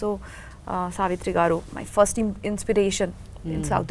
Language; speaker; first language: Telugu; non-native, learner; Bangla